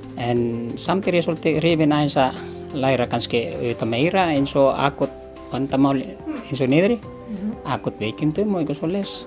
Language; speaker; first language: Icelandic; non-native, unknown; Filipino